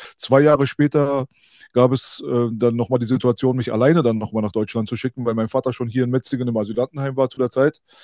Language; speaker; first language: German; early bilingual, other home language; Persian